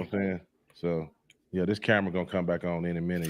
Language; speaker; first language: English; native; English